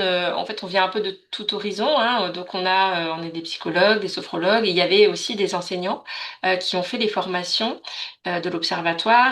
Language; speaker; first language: French; native; French